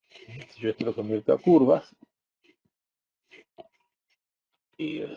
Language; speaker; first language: Spanish; native; Spanish